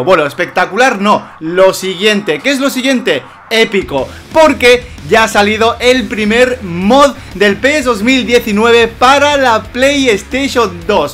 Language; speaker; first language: Spanish; native; Spanish